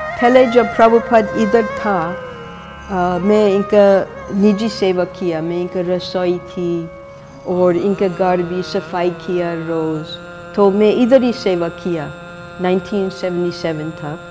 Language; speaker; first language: Hindi; non-native, fluent; English